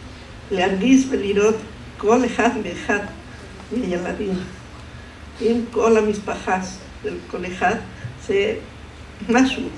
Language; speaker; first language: Hebrew; non-native, fluent; Spanish